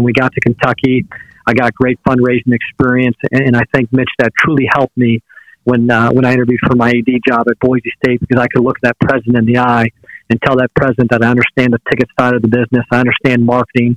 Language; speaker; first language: English; native; English